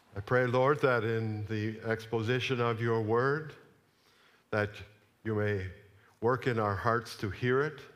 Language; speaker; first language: English; native; English